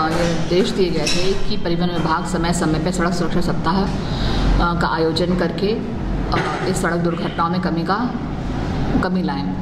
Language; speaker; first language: Hindi; native; Hindi